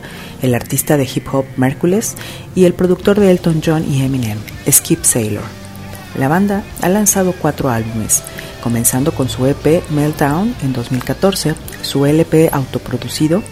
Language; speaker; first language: Spanish; native; Spanish